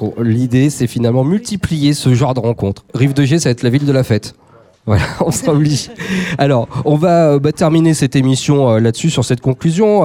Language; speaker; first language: French; native; French